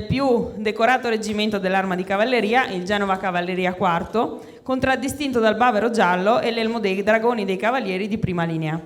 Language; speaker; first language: Italian; native; Italian